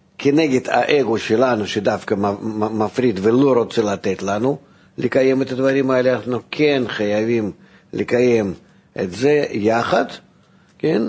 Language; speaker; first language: Hebrew; non-native, fluent; Russian